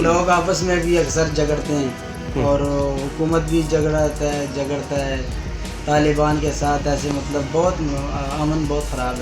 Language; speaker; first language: Hindi; non-native, local second language; Pashto